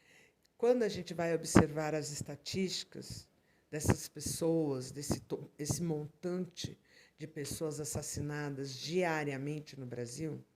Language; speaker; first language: Portuguese; native; Portuguese